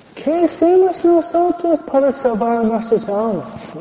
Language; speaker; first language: Spanish; non-native, fluent; English